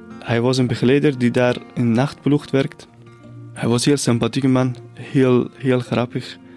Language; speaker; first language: Dutch; non-native, fluent; Persian